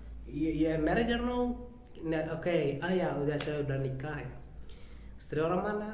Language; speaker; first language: Indonesian; non-native, learner; Arabic